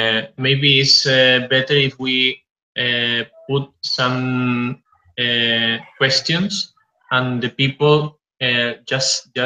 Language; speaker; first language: English; non-native, fluent; Spanish